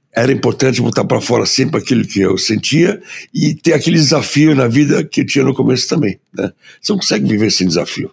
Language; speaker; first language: Portuguese; early bilingual, other home language; German